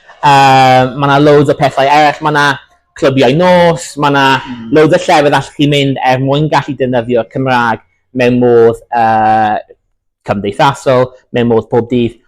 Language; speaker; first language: Welsh; non-native, local second language; English